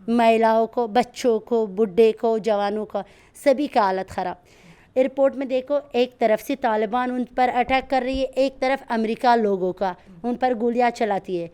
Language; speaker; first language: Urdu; non-native, learner; Persian